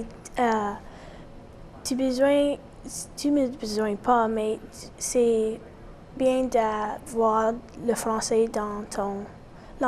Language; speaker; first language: French; non-native, local second language; English